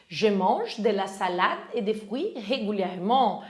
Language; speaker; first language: French; non-native, fluent; Portuguese